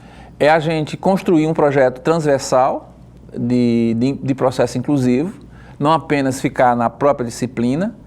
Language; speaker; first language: Portuguese; native; Portuguese